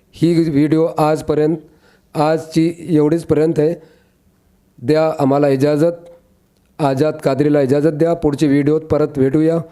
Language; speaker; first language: Marathi; non-native, local second language; Urdu